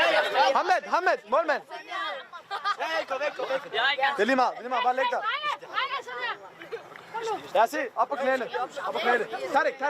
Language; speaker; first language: Danish; native; Danish